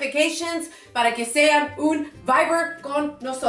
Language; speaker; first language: Spanish; early bilingual, heritage; English